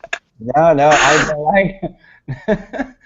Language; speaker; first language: English; non-native, learner; Italian